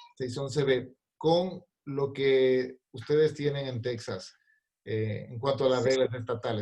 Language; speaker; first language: Spanish; native; Spanish